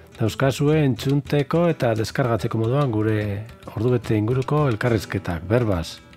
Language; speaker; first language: Basque; native; Basque